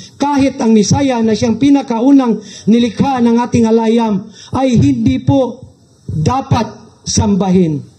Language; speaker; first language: Filipino; non-native, local second language; Cebuano